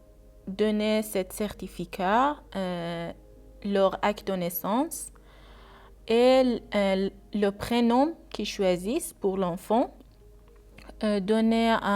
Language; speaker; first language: French; non-native, learner; Persian